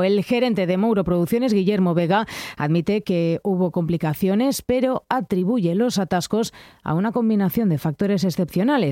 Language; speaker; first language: Spanish; native; Spanish